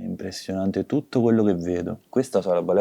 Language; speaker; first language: Italian; native; Italian